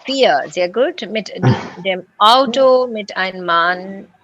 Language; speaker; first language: German; non-native, learner; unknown